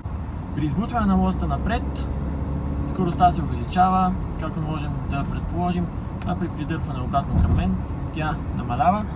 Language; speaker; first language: Bulgarian; native; Bulgarian